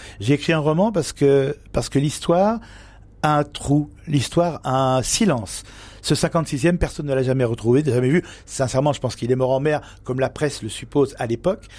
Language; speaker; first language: French; native; French